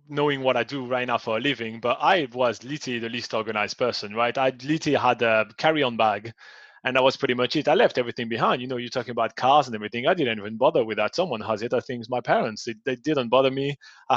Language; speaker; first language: English; non-native, fluent; French